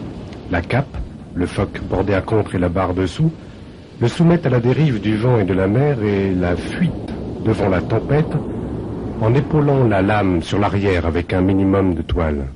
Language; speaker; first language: French; native; French